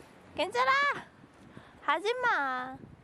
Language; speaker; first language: Korean; non-native, learner; Filipino